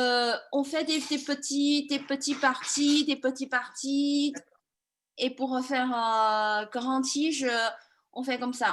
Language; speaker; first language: French; non-native, fluent; Chinese